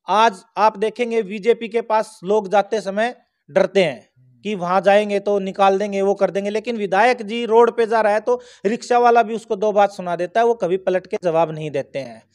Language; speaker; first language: Hindi; native; Hindi